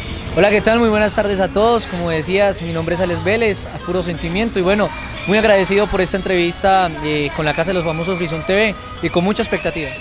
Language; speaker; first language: Spanish; native; Spanish